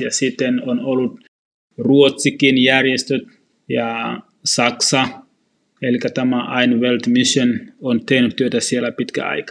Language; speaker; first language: Finnish; non-native, fluent; Swahili